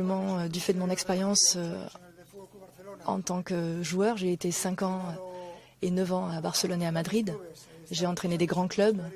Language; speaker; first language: French; native; French